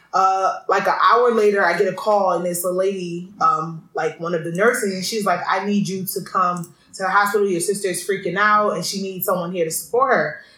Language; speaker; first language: English; early bilingual, other home language; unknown